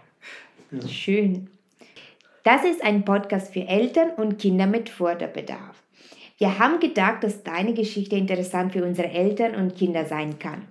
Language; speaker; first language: German; non-native, fluent; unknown